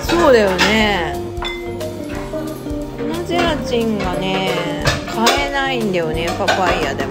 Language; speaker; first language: Japanese; native; Japanese